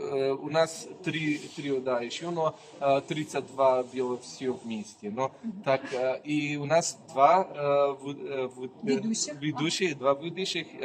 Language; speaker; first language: Russian; non-native, learner; Slovenian